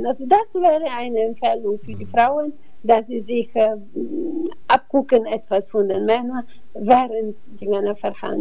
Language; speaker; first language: German; non-native, fluent; Bulgarian